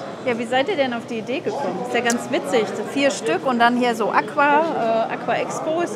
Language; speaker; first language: German; native; German